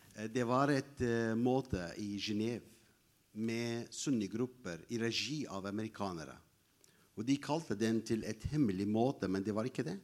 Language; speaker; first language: Norwegian; non-native, fluent; Arabic